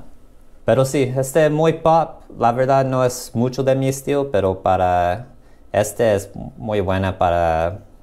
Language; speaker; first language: Spanish; non-native, learner; English